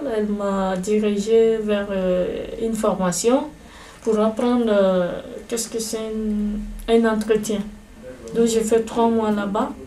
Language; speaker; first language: French; non-native, fluent; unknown